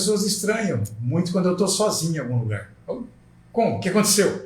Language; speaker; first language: Portuguese; native; Portuguese